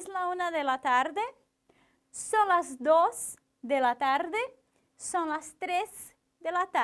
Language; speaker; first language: Spanish; non-native, fluent; Portuguese